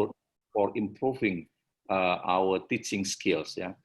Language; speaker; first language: English; non-native, learner; Indonesian